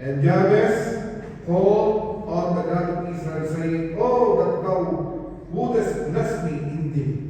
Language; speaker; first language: English; non-native, local second language; Filipino